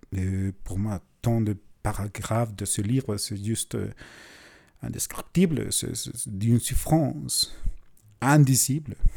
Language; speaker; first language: French; non-native, fluent; Spanish